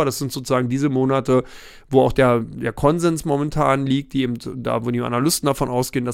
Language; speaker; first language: German; native; German